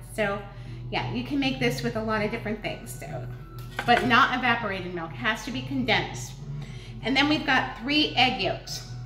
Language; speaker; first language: English; native; English